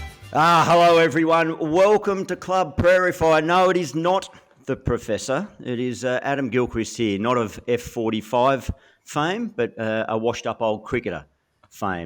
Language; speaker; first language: English; native; English